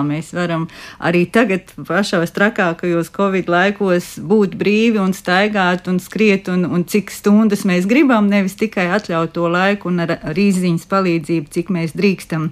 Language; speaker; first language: Latvian; native; Latvian